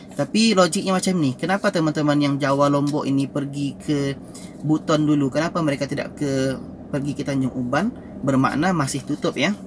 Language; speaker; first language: Malay; native; Malay